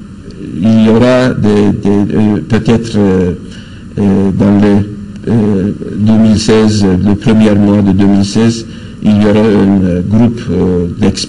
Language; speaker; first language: French; non-native, fluent; Turkish